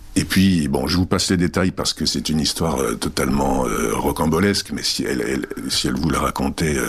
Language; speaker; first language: French; early bilingual, other home language; Czech